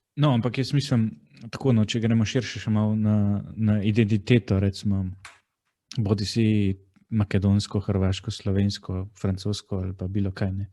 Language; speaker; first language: Slovenian; native; Slovenian